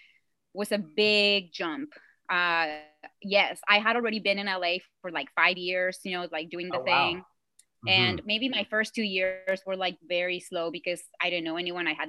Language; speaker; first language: English; non-native, fluent; Spanish